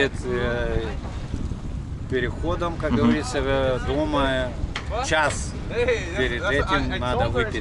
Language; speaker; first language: Russian; non-native, local second language; Lithuanian